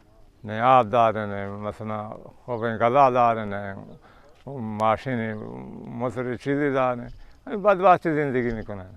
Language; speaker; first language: Persian; non-native, local second language; Baluchi